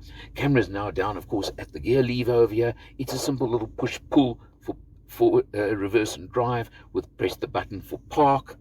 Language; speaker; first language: English; native; English